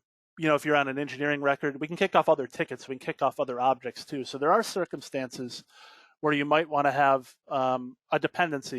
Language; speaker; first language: English; native; English